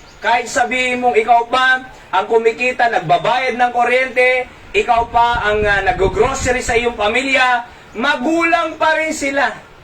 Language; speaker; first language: Filipino; non-native, local second language; Iloko